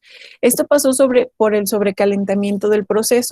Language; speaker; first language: Spanish; native; Spanish